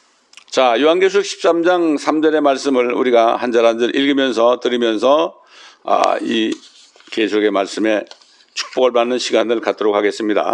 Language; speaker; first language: Korean; native; Korean